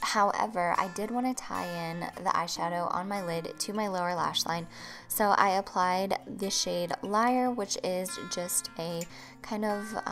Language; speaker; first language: English; native; English